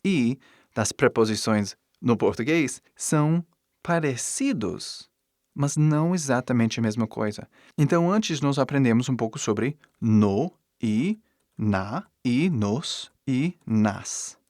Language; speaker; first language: Portuguese; non-native, fluent; English